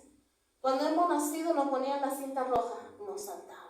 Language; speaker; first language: Spanish; native; Spanish